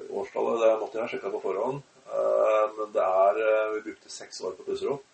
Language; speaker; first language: Norwegian; native; Norwegian